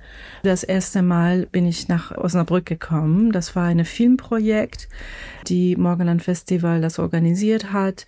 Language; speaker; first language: German; non-native, fluent; Persian